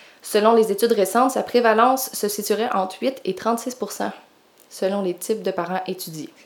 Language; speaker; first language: French; native; French